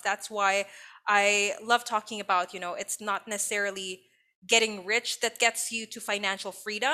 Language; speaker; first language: English; non-native, local second language; Filipino